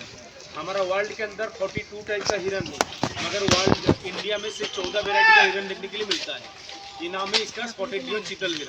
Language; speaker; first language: Hindi; non-native, local second language; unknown